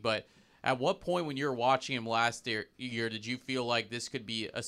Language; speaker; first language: English; native; English